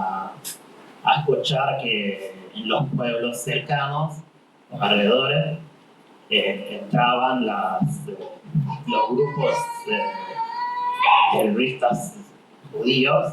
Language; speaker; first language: Spanish; non-native, fluent; Arabic